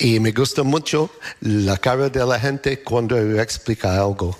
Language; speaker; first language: Spanish; non-native, learner; English